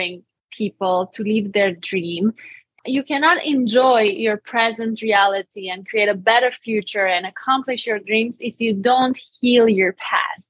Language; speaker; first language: English; non-native, fluent; Romanian